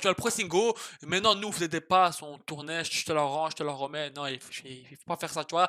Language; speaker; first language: French; native; French